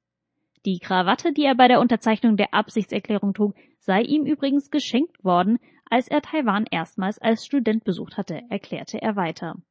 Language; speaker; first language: German; native; German